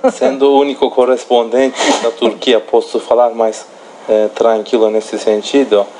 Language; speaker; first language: Portuguese; non-native, fluent; Turkish